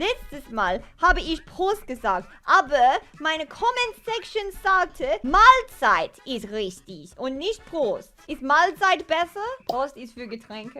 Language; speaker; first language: German; non-native, learner; English